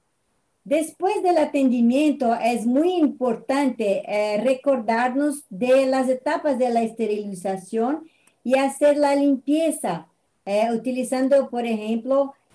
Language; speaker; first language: Spanish; non-native, fluent; Portuguese